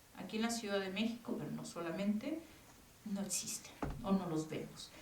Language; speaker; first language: Spanish; native; Spanish